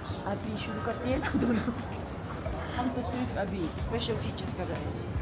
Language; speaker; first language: Hindi; non-native, learner; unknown